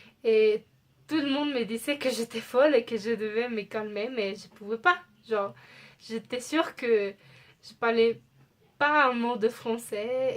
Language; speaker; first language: French; non-native, fluent; Spanish